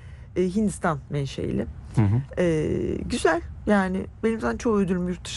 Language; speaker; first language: Turkish; native; Turkish